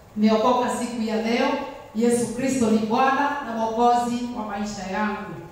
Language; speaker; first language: Swahili; non-native, local second language; Kikuyu